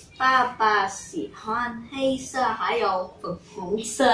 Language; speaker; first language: Chinese; non-native, learner; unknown